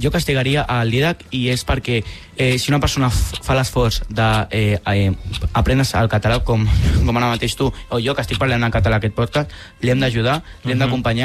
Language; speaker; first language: Catalan; non-native, local second language; Spanish